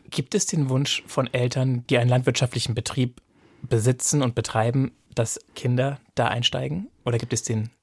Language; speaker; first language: German; native; German